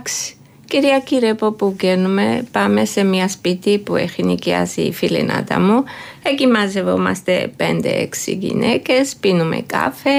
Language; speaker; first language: Greek; non-native, fluent; Georgian